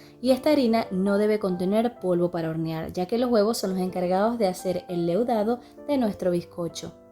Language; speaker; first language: Spanish; native; Spanish